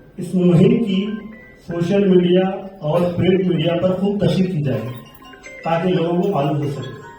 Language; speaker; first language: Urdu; native; Urdu